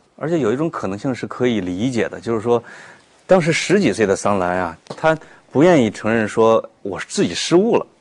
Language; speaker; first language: Chinese; native; Chinese